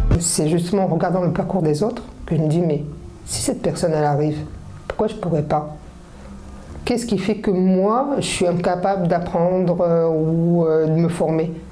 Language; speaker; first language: French; early bilingual, other home language; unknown